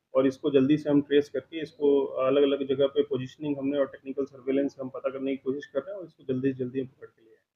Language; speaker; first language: Hindi; non-native, local second language; Gujarati